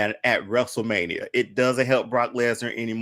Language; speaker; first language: English; native; English